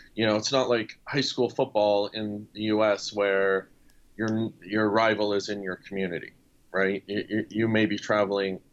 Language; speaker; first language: English; native; English